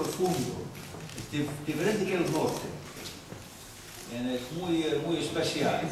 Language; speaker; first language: Spanish; non-native, learner; English